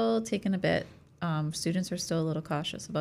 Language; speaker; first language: English; native; English